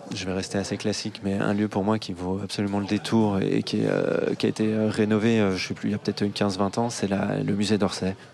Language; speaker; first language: French; native; French